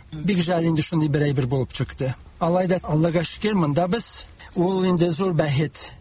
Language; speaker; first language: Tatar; early bilingual, heritage; Tatar